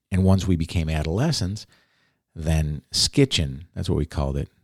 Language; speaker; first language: English; native; English